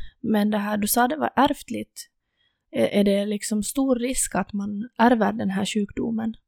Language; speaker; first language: Swedish; native; Swedish